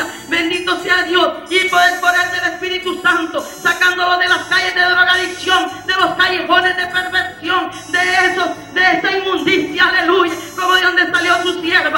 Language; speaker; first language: Spanish; native; Spanish